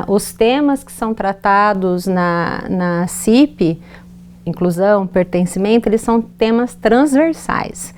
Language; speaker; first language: Portuguese; native; Portuguese